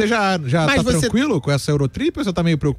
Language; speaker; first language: Portuguese; native; Portuguese